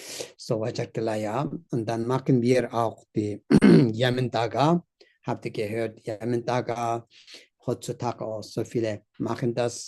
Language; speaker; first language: German; non-native, learner; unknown